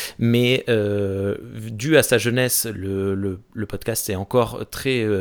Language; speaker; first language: French; native; French